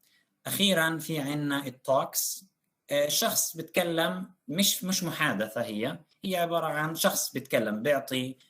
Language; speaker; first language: Arabic; native; Arabic